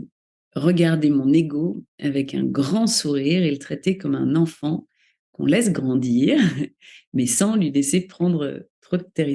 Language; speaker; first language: French; native; French